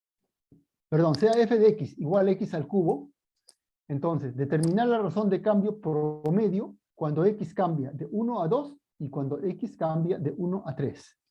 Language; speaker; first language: Spanish; native; Spanish